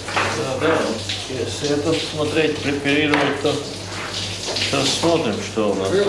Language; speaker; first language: Russian; non-native, local second language; Latvian